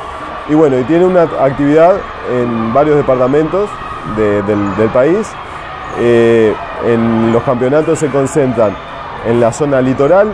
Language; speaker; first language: Spanish; native; Spanish